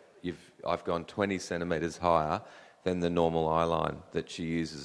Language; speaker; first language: English; native; English